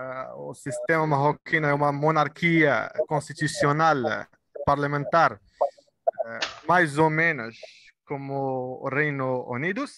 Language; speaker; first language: Portuguese; non-native, learner; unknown